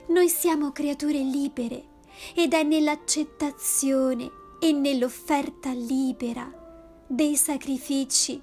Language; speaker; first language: Italian; native; Italian